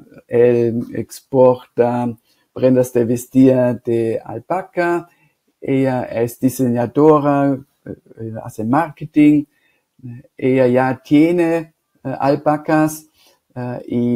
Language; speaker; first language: Spanish; non-native, fluent; German